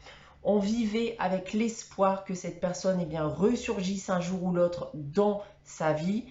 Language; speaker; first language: French; native; French